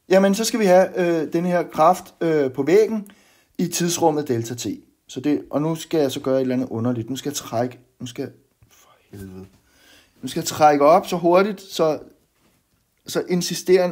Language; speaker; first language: Danish; native; Danish